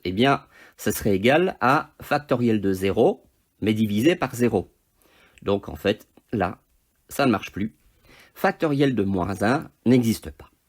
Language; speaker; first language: French; native; French